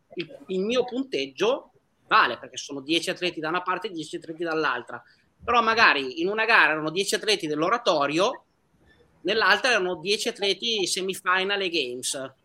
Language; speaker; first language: Italian; native; Italian